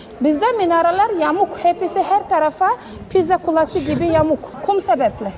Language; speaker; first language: Turkish; non-native, learner; Uzbek